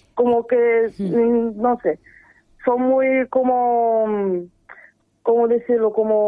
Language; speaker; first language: Spanish; non-native, fluent; Bulgarian